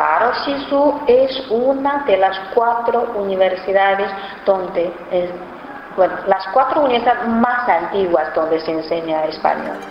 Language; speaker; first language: Spanish; non-native, fluent; Chinese